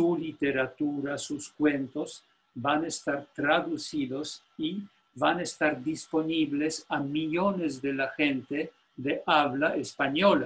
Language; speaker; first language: Spanish; non-native, fluent; Polish